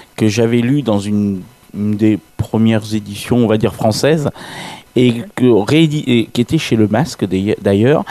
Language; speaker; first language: French; native; French